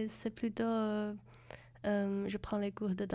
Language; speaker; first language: French; non-native, fluent; Chinese